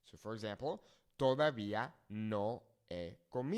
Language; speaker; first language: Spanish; non-native, fluent; English